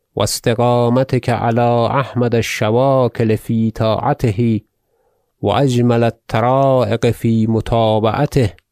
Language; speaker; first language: Arabic; non-native, fluent; Persian